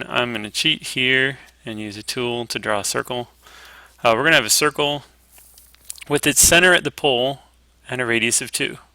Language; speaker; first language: English; native; English